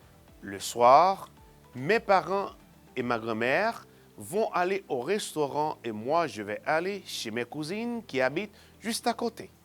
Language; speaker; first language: French; non-native, fluent; Spanish